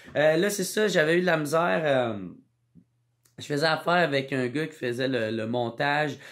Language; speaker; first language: French; native; French